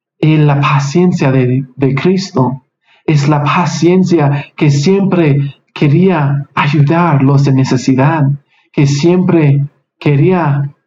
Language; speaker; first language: Spanish; non-native, fluent; English